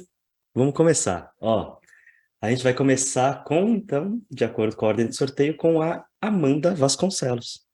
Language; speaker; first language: Portuguese; native; Portuguese